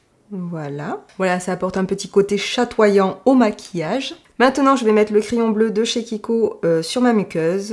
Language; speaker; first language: French; native; French